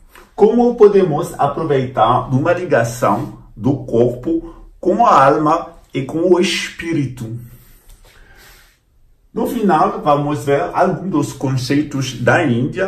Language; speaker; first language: Portuguese; non-native, fluent; French